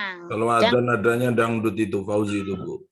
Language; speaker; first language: Indonesian; native; Indonesian